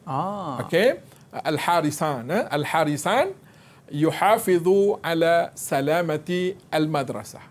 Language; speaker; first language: Arabic; non-native, fluent; Malay